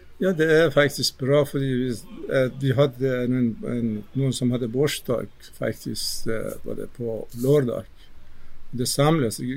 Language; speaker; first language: Norwegian; non-native, fluent; Persian